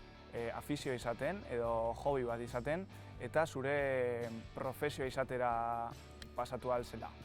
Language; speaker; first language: Basque; native; Basque